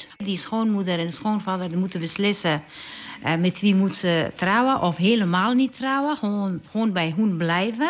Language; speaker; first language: Dutch; non-native, learner; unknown